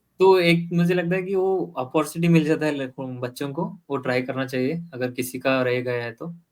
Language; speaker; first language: Hindi; non-native, local second language; Kannada